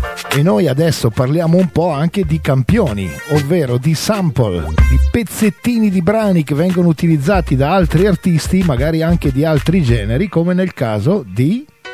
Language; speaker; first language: Italian; native; Italian